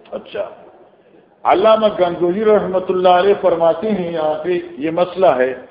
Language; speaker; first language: Urdu; non-native, local second language; Northern Hindko